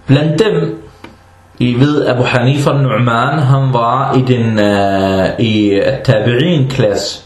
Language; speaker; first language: Danish; non-native, fluent; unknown